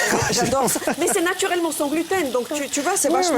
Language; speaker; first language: French; native; French